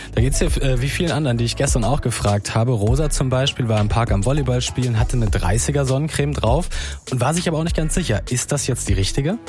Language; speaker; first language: German; native; German